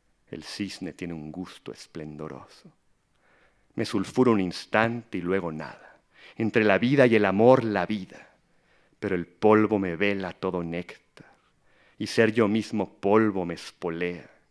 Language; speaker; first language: Spanish; native; Spanish